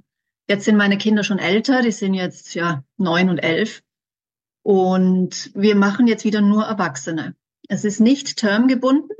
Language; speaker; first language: German; native; German